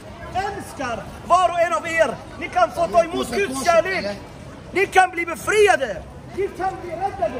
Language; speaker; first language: Swedish; non-native, fluent; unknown